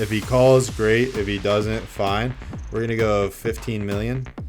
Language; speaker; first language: English; native; English